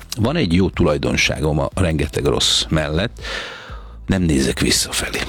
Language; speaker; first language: Hungarian; native; Hungarian